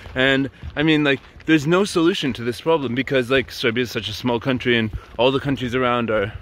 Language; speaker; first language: English; native; English